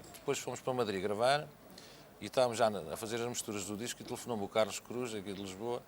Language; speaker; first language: Portuguese; native; Portuguese